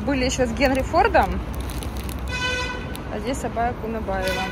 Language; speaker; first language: Russian; native; Russian